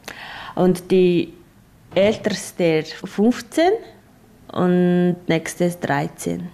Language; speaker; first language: German; non-native, learner; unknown